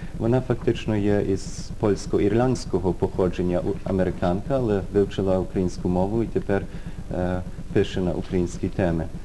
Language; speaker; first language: Ukrainian; early bilingual, heritage; Ukrainian